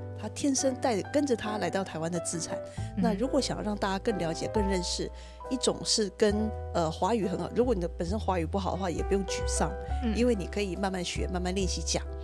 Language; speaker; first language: Chinese; native; Chinese